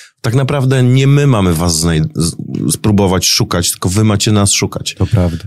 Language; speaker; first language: Polish; native; Polish